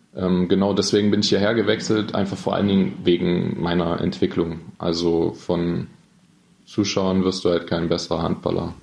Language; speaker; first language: German; native; German